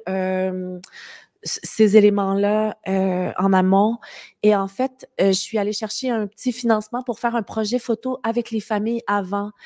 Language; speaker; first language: French; native; French